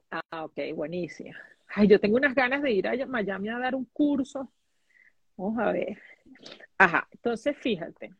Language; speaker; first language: Spanish; native; Spanish